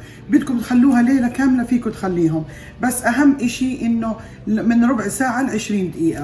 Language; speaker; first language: Arabic; native; Arabic